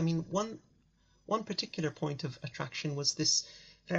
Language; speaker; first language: English; native; English